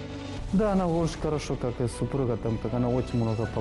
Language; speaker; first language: Russian; non-native, learner; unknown